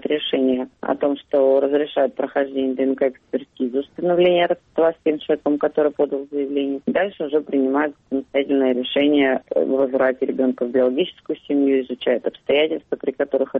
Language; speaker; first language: Russian; native; Russian